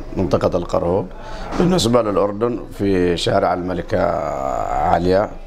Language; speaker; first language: Arabic; native; Arabic